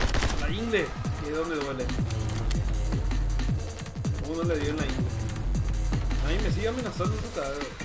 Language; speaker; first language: Spanish; native; Spanish